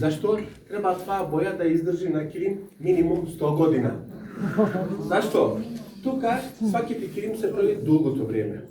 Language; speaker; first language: Bulgarian; non-native, learner; Serbian